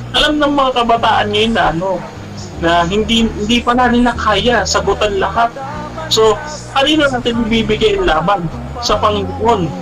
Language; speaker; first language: Filipino; native; Filipino